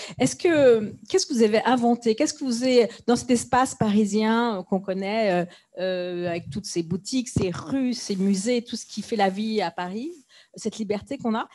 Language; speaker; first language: French; native; French